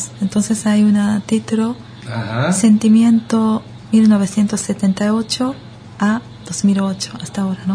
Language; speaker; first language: Spanish; non-native, learner; Japanese